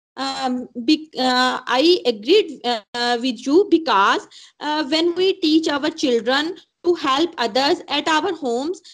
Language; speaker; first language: English; non-native, local second language; Punjabi